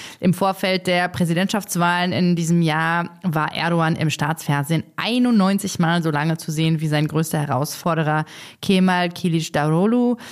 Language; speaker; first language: German; native; German